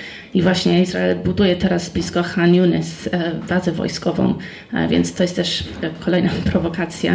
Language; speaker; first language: Polish; non-native, fluent; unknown